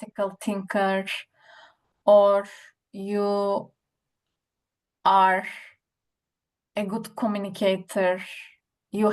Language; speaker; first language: English; non-native, learner; Turkish